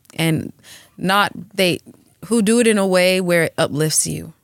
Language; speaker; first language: English; native; English